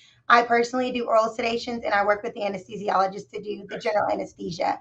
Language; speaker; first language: English; native; English